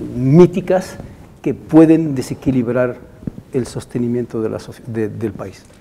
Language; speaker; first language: Spanish; non-native, fluent; Arabic